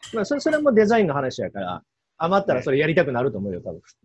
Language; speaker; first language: Japanese; native; Japanese